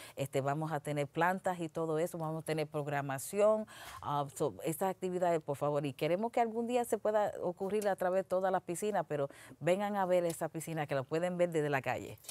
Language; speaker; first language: Spanish; early bilingual, heritage; Spanish